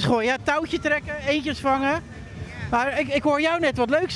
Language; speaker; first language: Dutch; native; Dutch